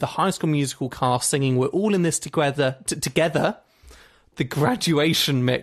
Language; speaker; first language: English; native; English